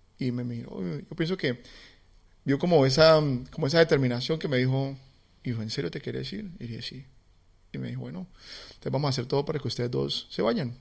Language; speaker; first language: Spanish; native; Spanish